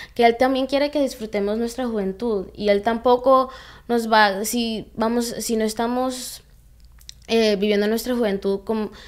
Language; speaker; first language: Spanish; early bilingual, heritage; Spanish